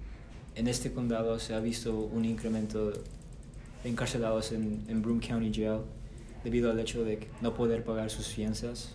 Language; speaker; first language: Spanish; early bilingual, heritage; Spanish